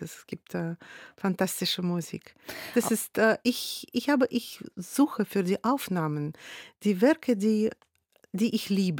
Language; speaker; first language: German; non-native, fluent; Russian